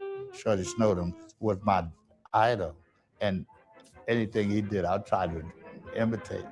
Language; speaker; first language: English; native; English